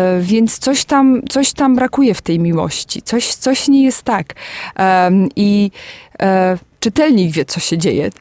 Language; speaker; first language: Polish; early bilingual, heritage; Polish